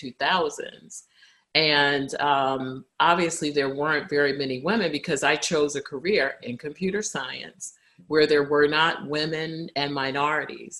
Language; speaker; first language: English; native; English